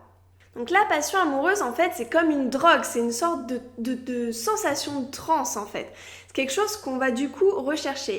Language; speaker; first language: French; native; French